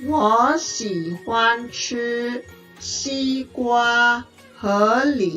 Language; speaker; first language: Chinese; non-native, fluent; Indonesian